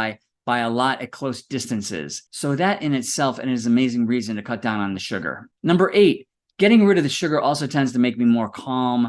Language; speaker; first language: English; native; English